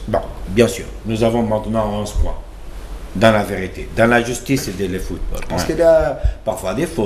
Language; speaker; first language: French; non-native, learner; Portuguese